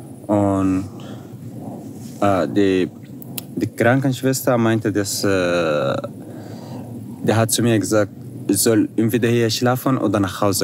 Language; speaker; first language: German; non-native, fluent; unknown